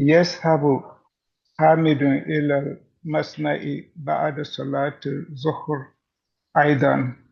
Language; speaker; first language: Arabic; non-native, learner; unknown